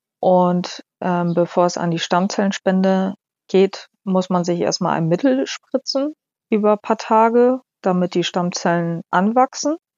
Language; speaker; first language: German; early bilingual, other home language; Polish